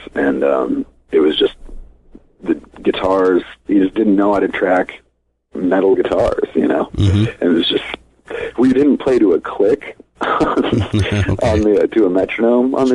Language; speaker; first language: English; native; English